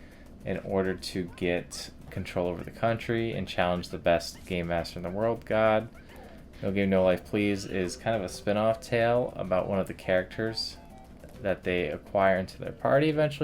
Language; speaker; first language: English; native; English